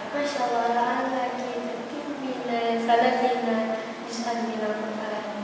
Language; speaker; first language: Arabic; non-native, learner; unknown